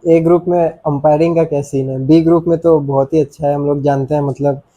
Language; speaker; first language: Hindi; non-native, local second language; Bangla